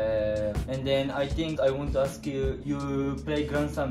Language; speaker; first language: English; non-native, learner; Japanese